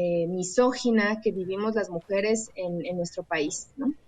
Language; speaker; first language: Spanish; native; Spanish